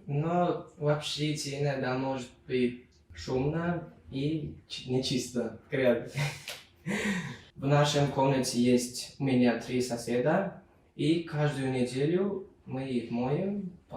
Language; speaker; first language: Russian; non-native, learner; Turkmen